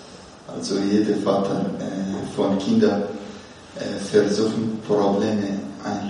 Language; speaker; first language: German; non-native, learner; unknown